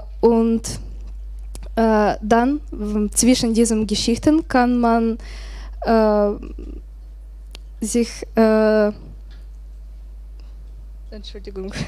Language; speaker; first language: German; non-native, learner; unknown